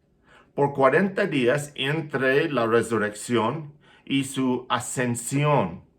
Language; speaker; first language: Spanish; non-native, fluent; English